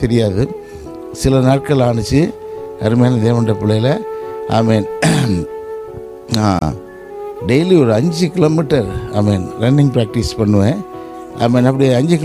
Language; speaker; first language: Tamil; native; Tamil